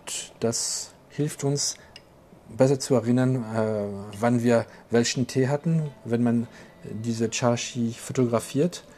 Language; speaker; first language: German; non-native, local second language; French